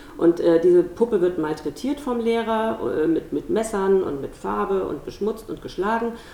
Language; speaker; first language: German; native; German